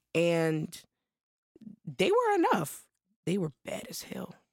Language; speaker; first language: English; early bilingual, other home language; Haitian Creole